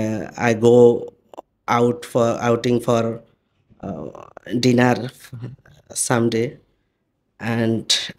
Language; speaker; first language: English; non-native, learner; Bangla